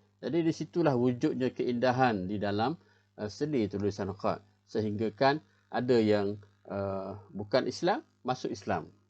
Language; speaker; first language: Malay; native; Malay